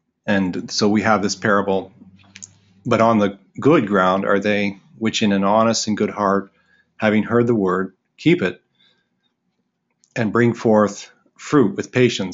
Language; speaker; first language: English; native; English